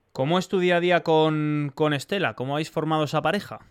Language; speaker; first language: Spanish; native; Spanish